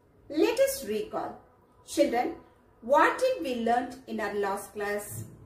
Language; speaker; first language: English; non-native, local second language; Tamil